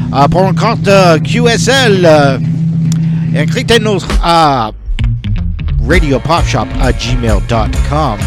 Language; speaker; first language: French; non-native, learner; English